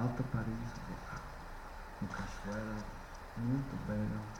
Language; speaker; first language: Portuguese; non-native, learner; English